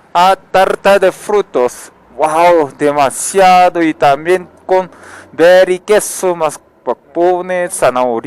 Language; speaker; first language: Spanish; non-native, learner; Korean